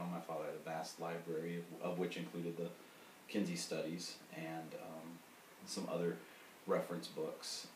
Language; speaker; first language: English; native; English